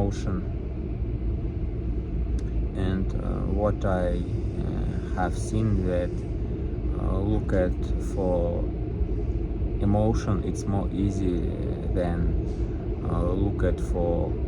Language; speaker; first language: English; non-native, learner; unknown